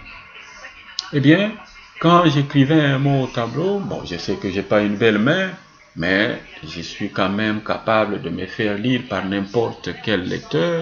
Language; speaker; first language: French; non-native, local second language; Swahili